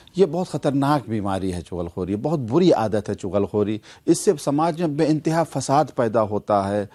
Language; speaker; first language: Urdu; native; Urdu